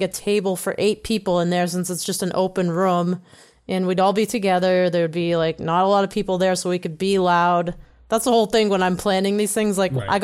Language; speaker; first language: English; native; English